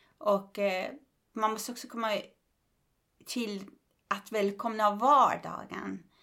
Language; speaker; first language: Swedish; non-native, fluent; Persian